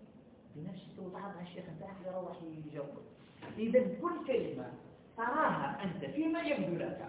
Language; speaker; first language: Arabic; native; Arabic